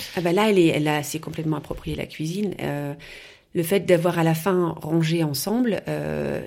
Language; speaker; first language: French; native; French